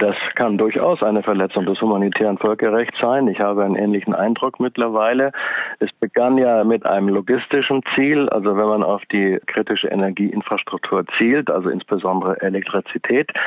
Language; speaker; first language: German; native; German